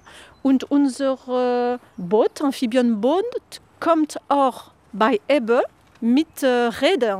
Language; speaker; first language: German; non-native, fluent; French